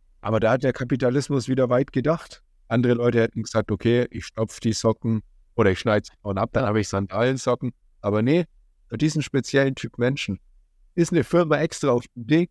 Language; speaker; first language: German; native; German